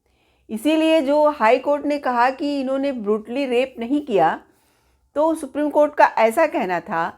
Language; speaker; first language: Hindi; native; Hindi